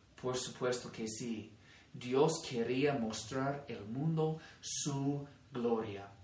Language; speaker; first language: Spanish; non-native, fluent; English